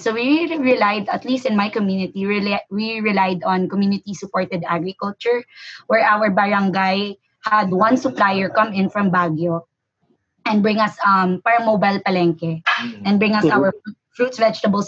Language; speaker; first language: English; non-native, local second language; Hiligaynon